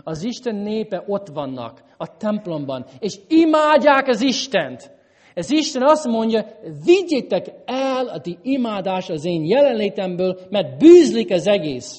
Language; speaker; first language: Hungarian; non-native, fluent; English